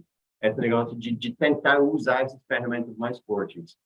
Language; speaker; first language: Portuguese; non-native, fluent; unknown